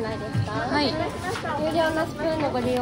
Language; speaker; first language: Japanese; native; Japanese